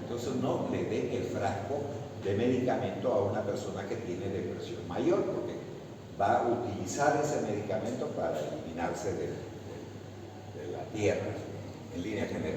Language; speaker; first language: Spanish; native; Spanish